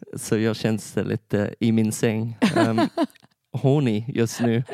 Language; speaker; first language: Swedish; non-native, learner; English